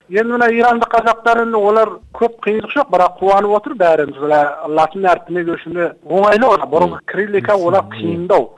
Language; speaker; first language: Kazakh; early bilingual, heritage; Kazakh